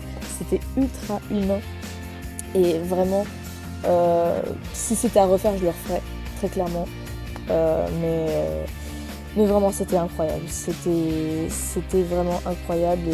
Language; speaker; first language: French; native; French